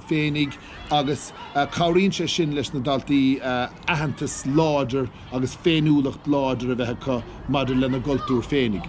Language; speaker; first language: Irish; native; Irish